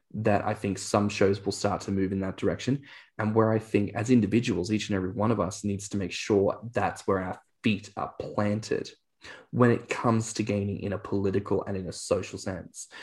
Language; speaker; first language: English; native; English